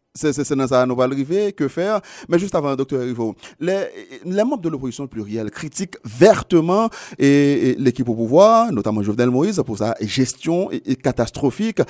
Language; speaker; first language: French; non-native, local second language; Haitian Creole